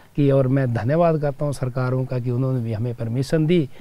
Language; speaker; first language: Hindi; native; Hindi